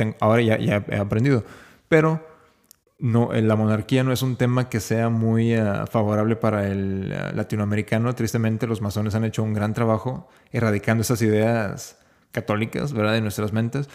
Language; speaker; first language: Spanish; native; Spanish